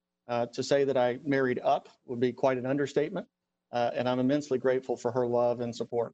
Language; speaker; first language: English; native; English